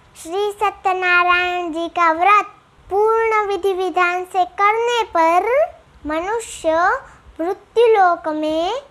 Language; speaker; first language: Hindi; non-native, local second language; Gujarati